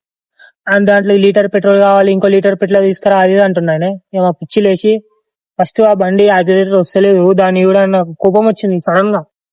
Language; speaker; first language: Telugu; native; Telugu